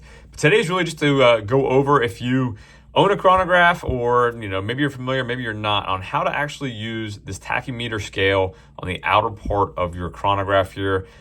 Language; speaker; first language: English; native; English